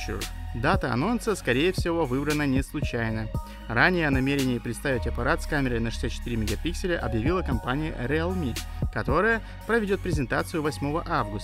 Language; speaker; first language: Russian; native; Russian